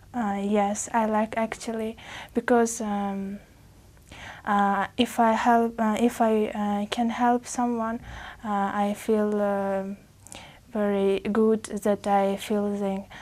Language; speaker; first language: English; non-native, learner; Uzbek